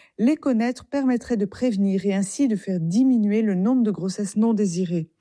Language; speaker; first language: French; native; French